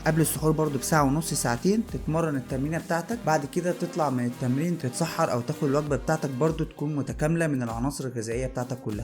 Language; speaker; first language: Arabic; native; Arabic